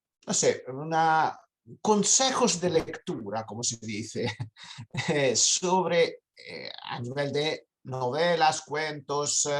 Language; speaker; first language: Spanish; non-native, fluent; Italian